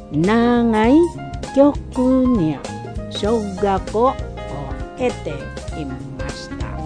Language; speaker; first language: Japanese; non-native, learner; Indonesian